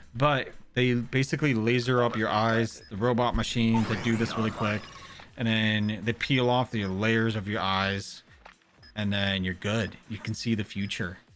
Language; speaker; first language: English; native; English